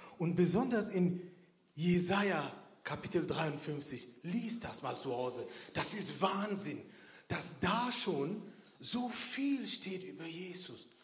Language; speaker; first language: German; non-native, fluent; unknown